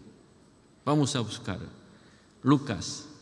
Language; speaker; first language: Spanish; non-native, learner; Korean